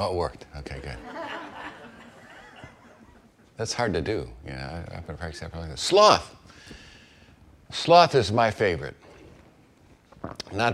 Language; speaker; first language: English; native; English